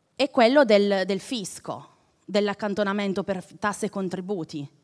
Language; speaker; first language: Italian; native; Italian